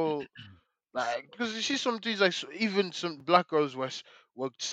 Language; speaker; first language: English; native; English